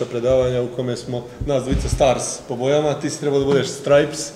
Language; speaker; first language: Serbian; native; Serbian